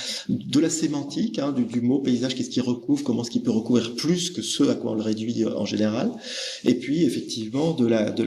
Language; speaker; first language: French; native; French